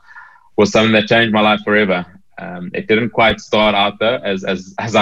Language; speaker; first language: English; native; English